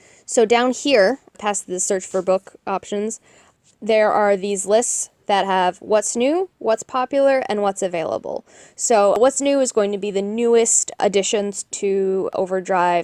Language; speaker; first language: English; native; English